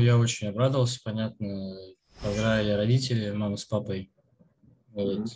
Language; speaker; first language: Russian; native; Russian